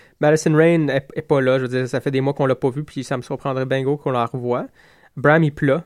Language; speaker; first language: French; native; French